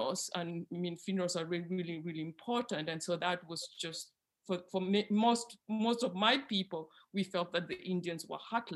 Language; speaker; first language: English; non-native, local second language; Luyia